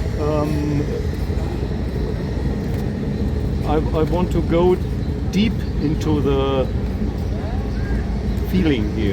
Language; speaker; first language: English; non-native, learner; German